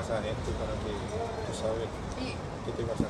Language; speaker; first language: Spanish; non-native, learner; Haitian Creole